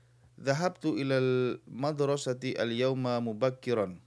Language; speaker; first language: Arabic; non-native, fluent; Indonesian